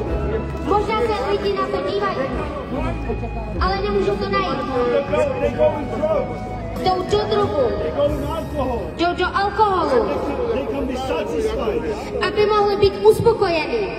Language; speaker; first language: Czech; non-native, fluent; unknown